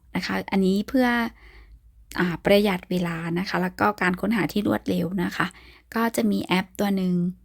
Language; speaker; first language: Thai; native; Thai